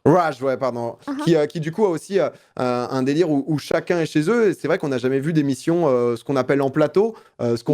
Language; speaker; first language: French; native; French